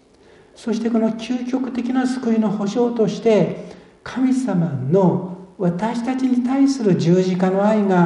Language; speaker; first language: Japanese; native; Japanese